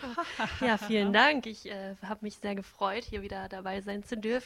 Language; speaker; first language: German; native; German